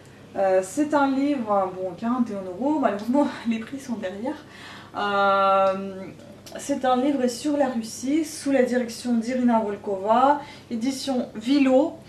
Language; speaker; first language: French; non-native, fluent; Russian